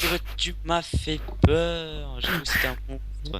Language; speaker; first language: French; native; French